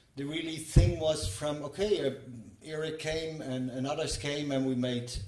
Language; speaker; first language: English; non-native, fluent; Dutch